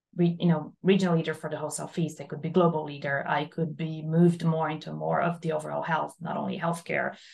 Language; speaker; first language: English; non-native, fluent; Portuguese